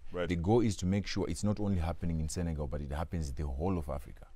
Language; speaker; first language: English; non-native, local second language; Shona